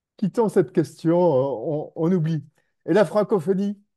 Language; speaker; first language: French; native; French